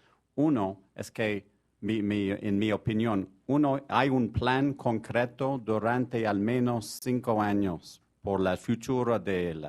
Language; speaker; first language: Spanish; non-native, fluent; French